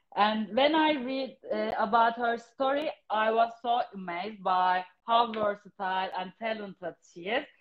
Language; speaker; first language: English; non-native, fluent; Turkish